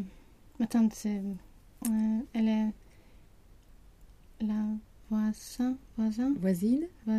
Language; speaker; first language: French; non-native, learner; Swedish